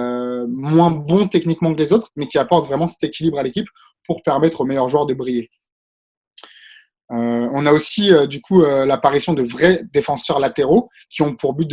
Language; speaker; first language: French; native; French